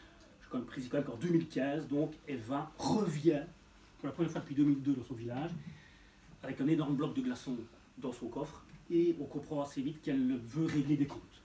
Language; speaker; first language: French; native; French